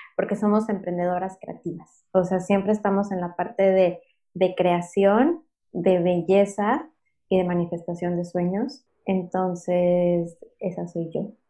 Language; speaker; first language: Spanish; native; Spanish